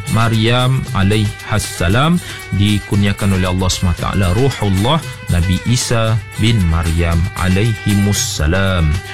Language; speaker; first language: Malay; native; Malay